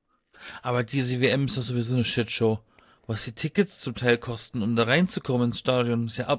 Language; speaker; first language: German; native; German